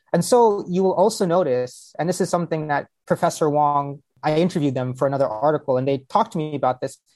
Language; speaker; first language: English; early bilingual, other home language; Hindi